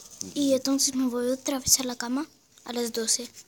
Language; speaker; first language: Spanish; non-native, learner; German